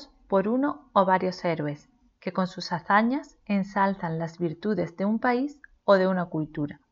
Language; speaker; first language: Spanish; native; Spanish